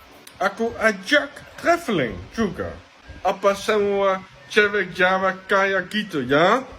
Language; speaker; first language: Indonesian; non-native, fluent; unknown